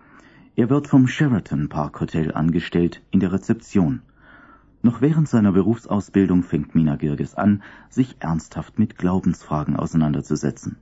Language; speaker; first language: German; native; German